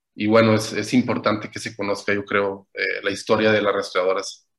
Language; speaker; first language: Spanish; native; Spanish